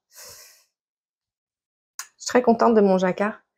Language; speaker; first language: French; native; French